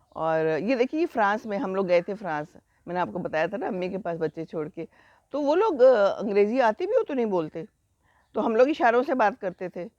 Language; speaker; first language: Urdu; native; Urdu